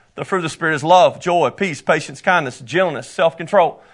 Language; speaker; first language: English; native; English